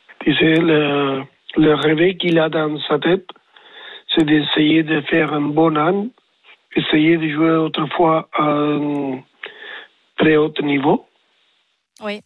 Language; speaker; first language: French; non-native, learner; Spanish